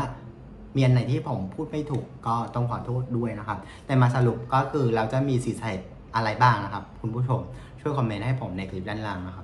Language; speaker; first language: Thai; non-native, fluent; Vietnamese